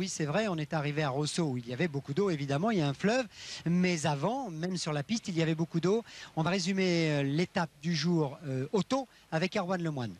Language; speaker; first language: French; native; French